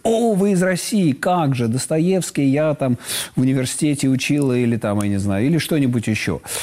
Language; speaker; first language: Russian; native; Russian